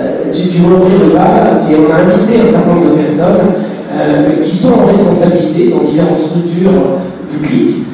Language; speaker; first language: French; native; French